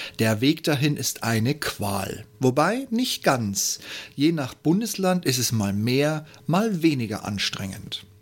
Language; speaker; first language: German; native; German